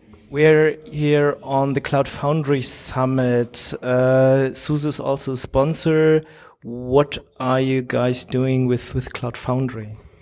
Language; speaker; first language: English; non-native, fluent; German